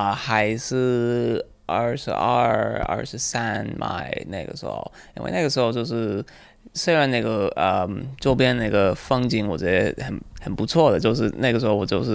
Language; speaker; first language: Chinese; non-native, fluent; English